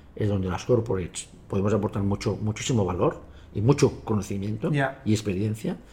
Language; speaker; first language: Spanish; native; Spanish